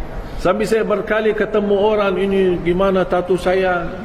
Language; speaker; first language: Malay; non-native, fluent; Arabic